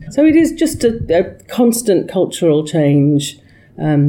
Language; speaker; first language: English; native; English